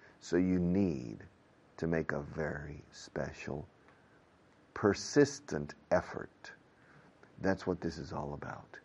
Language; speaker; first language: English; non-native, fluent; Spanish